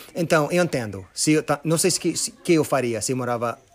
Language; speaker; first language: Portuguese; early bilingual, other home language; Arabic